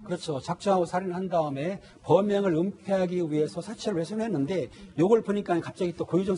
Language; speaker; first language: Korean; native; Korean